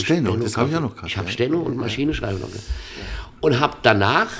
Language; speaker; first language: German; native; German